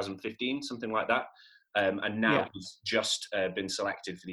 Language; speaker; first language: English; native; English